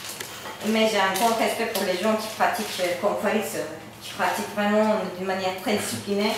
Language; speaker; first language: French; non-native, fluent; Turkish